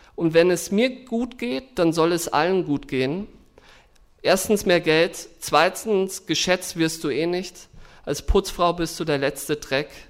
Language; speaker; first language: German; native; German